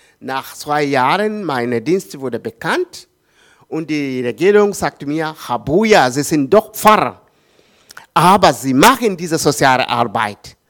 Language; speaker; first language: German; non-native, learner; Swahili